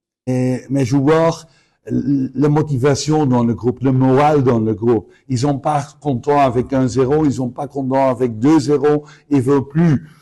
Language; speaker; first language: French; non-native, fluent; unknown